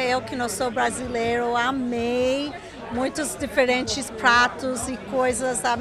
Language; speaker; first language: Portuguese; non-native, fluent; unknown